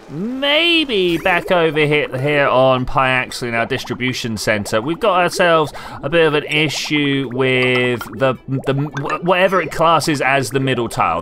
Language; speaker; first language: English; native; English